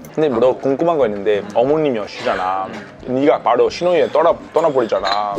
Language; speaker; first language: Korean; non-native, fluent; Italian